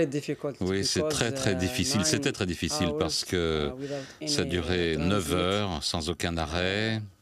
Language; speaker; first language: French; non-native, local second language; Arabic